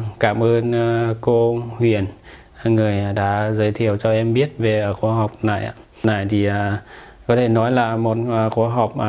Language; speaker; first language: Vietnamese; non-native, fluent; Lao